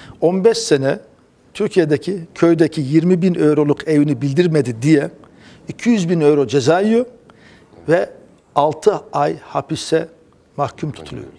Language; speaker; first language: Turkish; early bilingual, heritage; Turkish